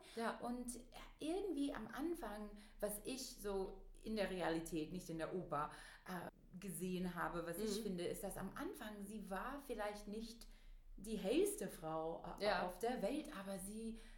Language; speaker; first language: German; non-native, fluent; English